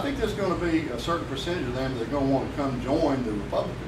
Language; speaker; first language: English; native; English